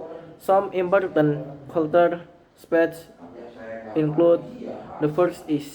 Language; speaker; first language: English; non-native, learner; Indonesian